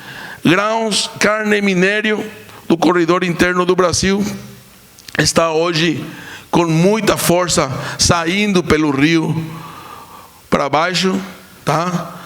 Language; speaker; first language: Portuguese; non-native, fluent; Spanish